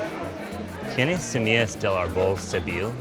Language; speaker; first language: Spanish; non-native, learner; English